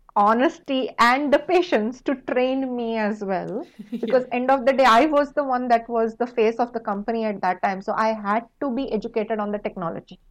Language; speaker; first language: English; non-native, local second language; Kannada